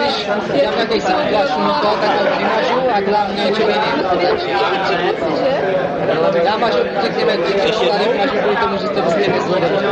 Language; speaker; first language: Czech; native; Czech